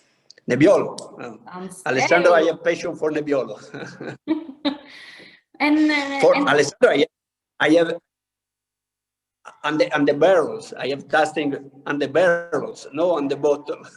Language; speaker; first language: English; non-native, learner; Italian